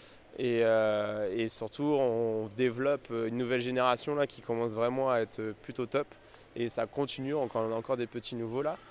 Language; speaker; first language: French; native; French